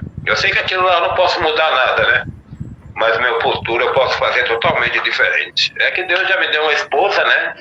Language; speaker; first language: Portuguese; native; Portuguese